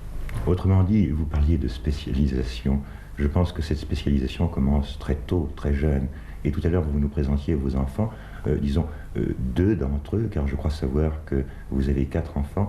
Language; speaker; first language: French; native; French